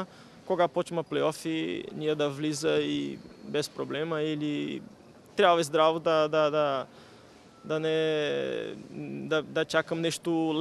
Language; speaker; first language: Bulgarian; non-native, learner; Portuguese